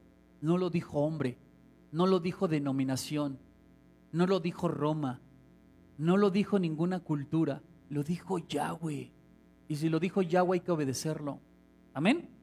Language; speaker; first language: Spanish; native; Spanish